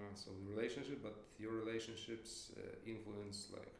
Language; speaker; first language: English; non-native, fluent; Ukrainian